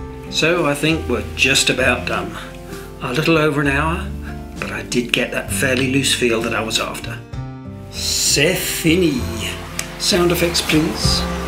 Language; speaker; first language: English; native; English